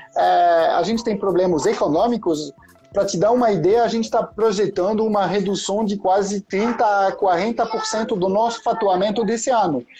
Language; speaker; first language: Portuguese; non-native, fluent; French